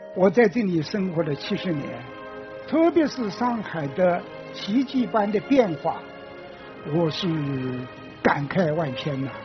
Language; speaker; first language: Chinese; native; Chinese